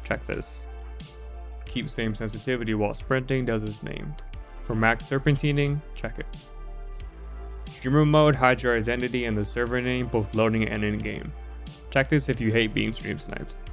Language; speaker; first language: English; native; English